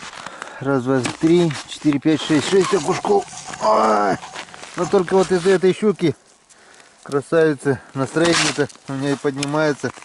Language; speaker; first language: Russian; native; Russian